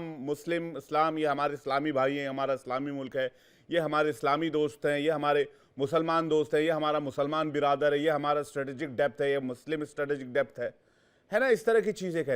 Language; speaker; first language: Hindi; native; Hindi